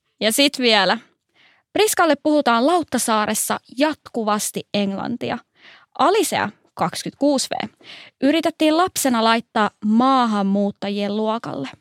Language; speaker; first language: Finnish; native; Finnish